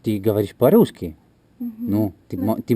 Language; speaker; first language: Russian; non-native, learner; Italian